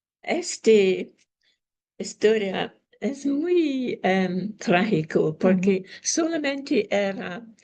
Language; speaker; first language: Spanish; non-native, learner; English